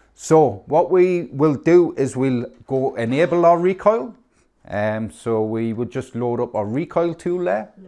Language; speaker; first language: English; native; English